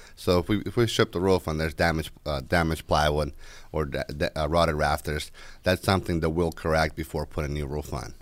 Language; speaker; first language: English; non-native, fluent; Ukrainian